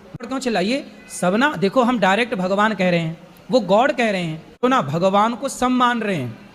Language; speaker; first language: Hindi; native; Hindi